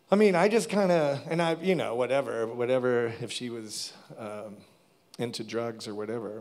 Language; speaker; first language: English; native; English